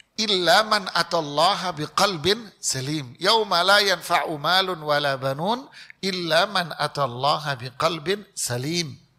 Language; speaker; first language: Indonesian; native; Indonesian